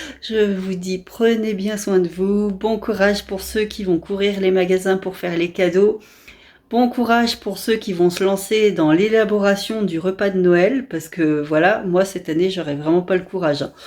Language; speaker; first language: French; native; French